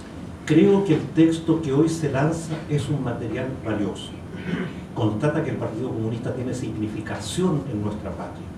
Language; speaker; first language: Spanish; native; Spanish